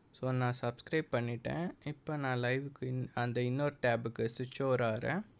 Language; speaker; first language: Tamil; non-native, local second language; Telugu